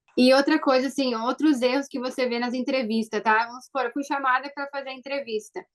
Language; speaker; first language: Portuguese; native; Portuguese